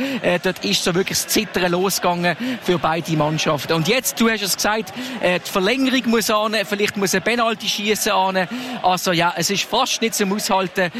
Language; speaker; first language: German; native; German